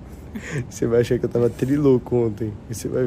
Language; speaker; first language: Portuguese; native; Portuguese